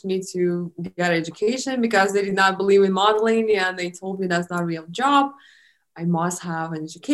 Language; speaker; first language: English; non-native, fluent; Russian